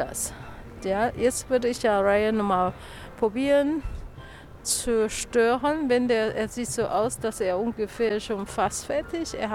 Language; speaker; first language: German; non-native, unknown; Chinese